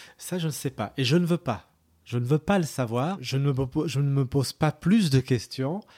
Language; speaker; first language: French; early bilingual, other home language; Arabic